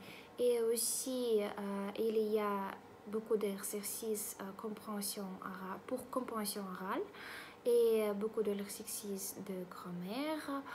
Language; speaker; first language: French; non-native, learner; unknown